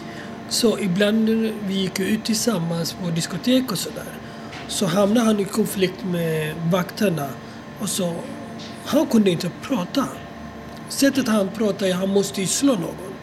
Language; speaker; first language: Swedish; non-native, fluent; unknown